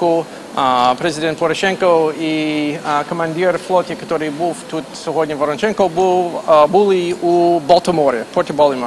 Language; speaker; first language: Ukrainian; non-native, fluent; English